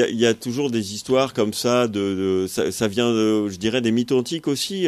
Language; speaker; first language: French; native; French